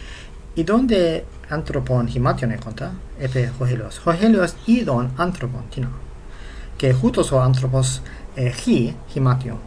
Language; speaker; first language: Greek; non-native, fluent; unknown